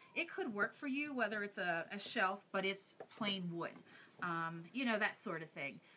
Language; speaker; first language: English; native; English